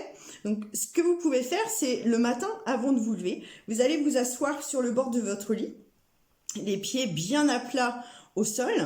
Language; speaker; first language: French; native; French